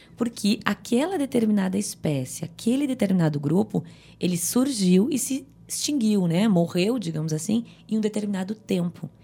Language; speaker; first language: Portuguese; native; Portuguese